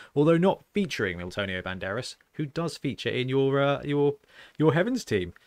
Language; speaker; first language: English; native; English